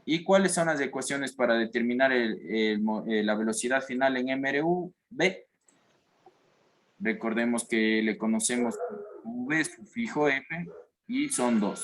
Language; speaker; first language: Spanish; native; Spanish